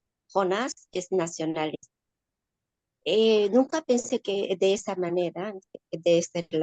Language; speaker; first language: Spanish; non-native, learner; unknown